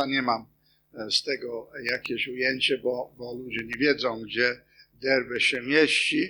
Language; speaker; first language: Polish; non-native, fluent; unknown